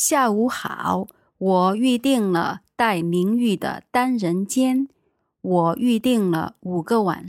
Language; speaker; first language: Chinese; native; Chinese